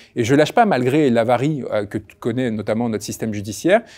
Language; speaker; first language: French; early bilingual, other home language; Spanish